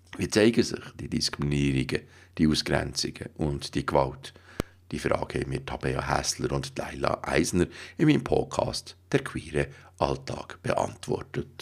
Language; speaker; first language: German; native; German